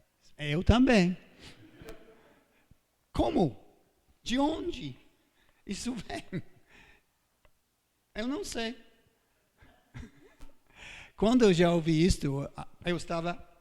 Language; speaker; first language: Portuguese; non-native, fluent; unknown